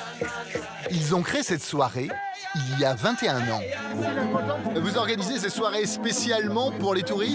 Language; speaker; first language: French; native; French